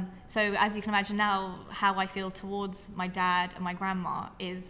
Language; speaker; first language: English; native; English